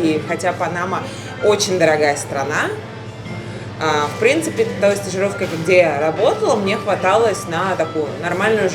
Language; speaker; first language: Russian; native; Russian